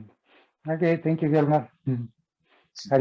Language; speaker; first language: English; non-native, learner; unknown